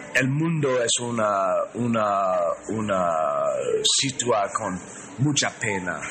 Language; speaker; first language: Spanish; non-native, learner; English